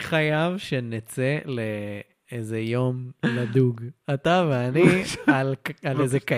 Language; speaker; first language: Hebrew; native; Hebrew